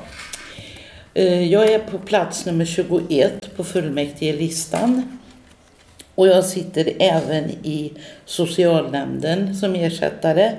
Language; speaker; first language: Swedish; native; Swedish